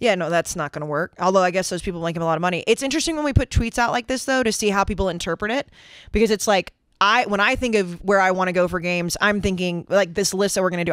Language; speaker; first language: English; native; English